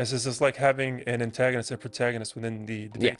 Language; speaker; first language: English; non-native, fluent; Arabic